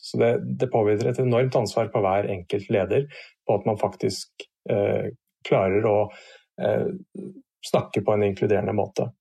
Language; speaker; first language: Norwegian; native; Norwegian